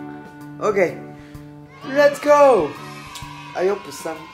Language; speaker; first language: Indonesian; non-native, learner; Japanese